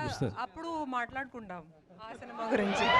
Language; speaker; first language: Telugu; non-native, fluent; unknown